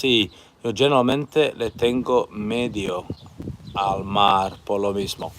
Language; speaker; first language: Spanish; non-native, learner; English